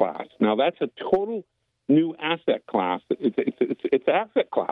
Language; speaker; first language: English; native; English